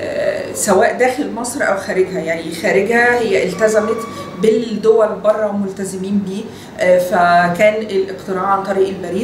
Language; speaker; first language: Arabic; native; Arabic